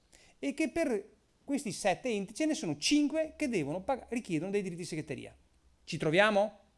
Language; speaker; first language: Italian; native; Italian